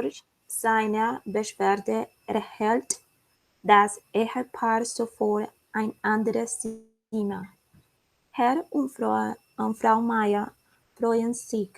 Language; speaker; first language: German; non-native, learner; Spanish